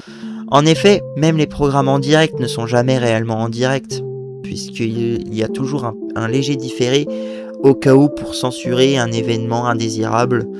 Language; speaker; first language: French; native; French